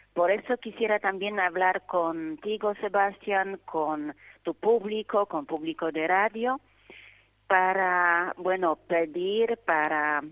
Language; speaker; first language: Spanish; non-native, fluent; Polish